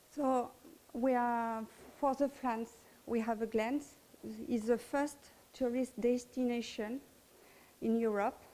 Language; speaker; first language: English; non-native, learner; French